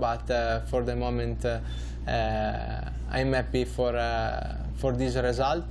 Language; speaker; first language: English; non-native, learner; Italian